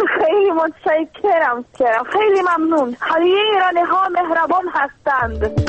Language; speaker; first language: Persian; non-native, learner; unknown